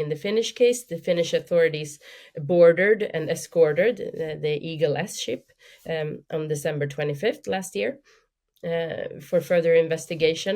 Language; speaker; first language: English; non-native, fluent; Swedish